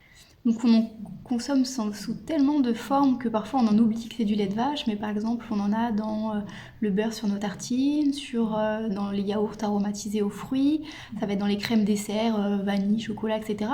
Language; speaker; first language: French; native; French